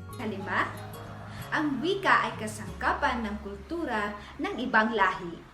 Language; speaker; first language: Filipino; non-native, local second language; Maranao